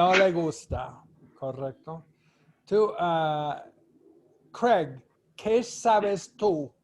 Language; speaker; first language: Spanish; non-native, fluent; English